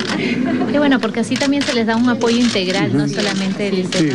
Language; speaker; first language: Spanish; native; Spanish